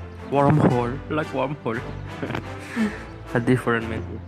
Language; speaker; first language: English; non-native, learner; Indonesian